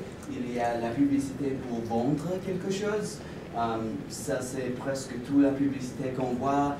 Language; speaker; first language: French; non-native, learner; English